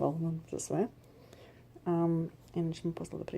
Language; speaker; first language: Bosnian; early bilingual, heritage; Bosnian